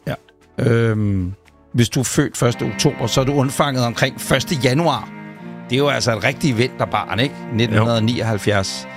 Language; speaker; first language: Danish; native; Danish